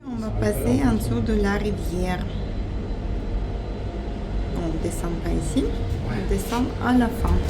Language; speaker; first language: French; non-native, fluent; Russian